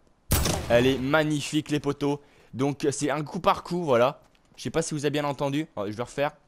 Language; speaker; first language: French; native; French